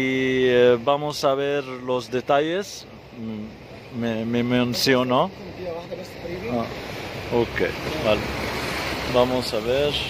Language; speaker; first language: Spanish; non-native, fluent; Arabic